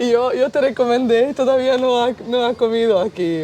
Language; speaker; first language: Spanish; non-native, learner; Bosnian